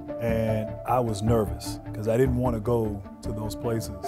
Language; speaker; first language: English; native; English